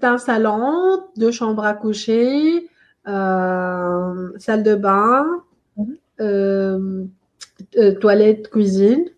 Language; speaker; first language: French; non-native, local second language; Arabic